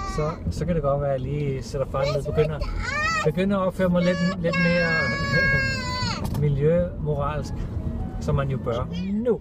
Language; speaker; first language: Danish; native; Danish